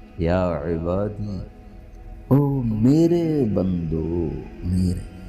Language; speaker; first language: Urdu; non-native, local second language; Punjabi